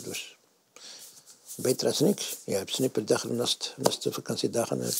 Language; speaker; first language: Dutch; non-native, learner; Arabic